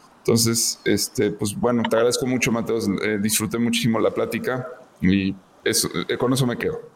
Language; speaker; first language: Spanish; native; Spanish